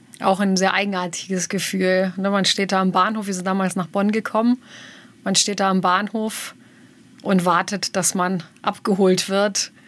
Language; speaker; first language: German; early bilingual, other home language; Bosnian